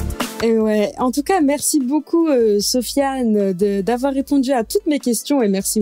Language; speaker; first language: French; native; French